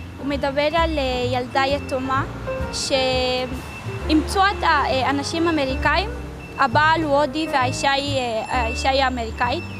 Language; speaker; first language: Hebrew; non-native, local second language; Arabic